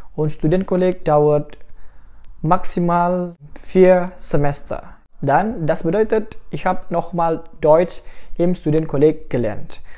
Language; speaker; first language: German; non-native, fluent; Indonesian